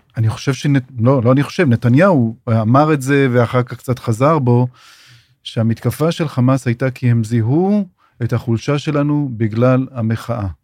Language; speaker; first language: Hebrew; native; Hebrew